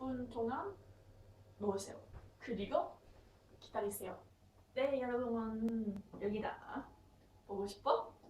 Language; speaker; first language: Korean; non-native, learner; English